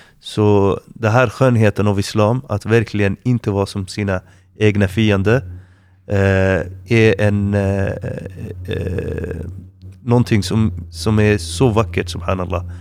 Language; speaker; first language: Swedish; non-native, fluent; Arabic